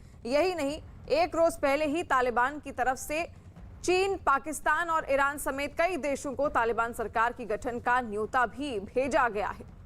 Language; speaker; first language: Hindi; native; Hindi